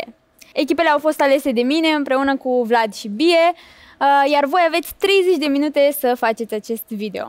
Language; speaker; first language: Romanian; native; Romanian